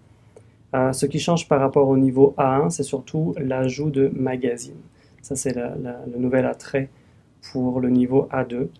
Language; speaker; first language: French; native; French